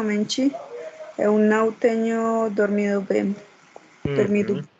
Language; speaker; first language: Portuguese; non-native, learner; Spanish